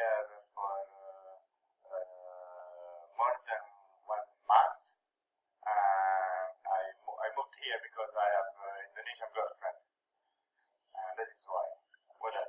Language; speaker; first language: English; non-native, fluent; Italian